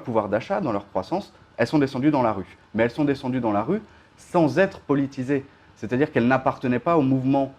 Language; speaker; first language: French; native; French